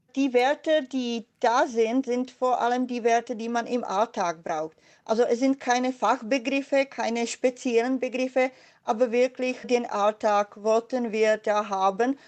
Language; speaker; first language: German; non-native, fluent; Czech